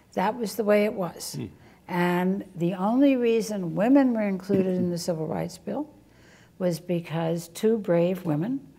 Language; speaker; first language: English; native; English